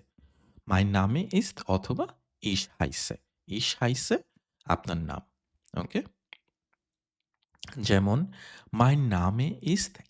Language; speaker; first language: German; non-native, fluent; Bangla